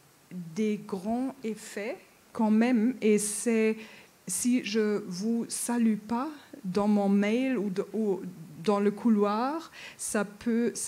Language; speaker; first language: French; non-native, fluent; German